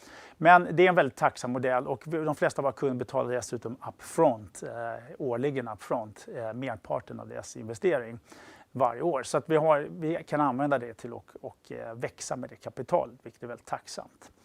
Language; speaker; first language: Swedish; native; Swedish